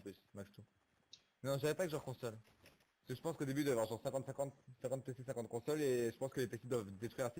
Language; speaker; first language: French; native; French